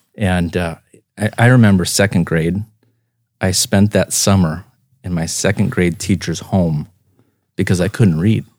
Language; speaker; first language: English; native; English